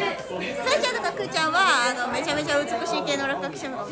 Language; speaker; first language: Japanese; native; Japanese